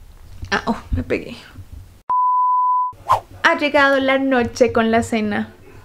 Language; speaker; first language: Spanish; native; Spanish